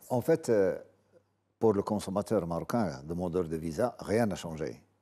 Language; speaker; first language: French; non-native, local second language; Arabic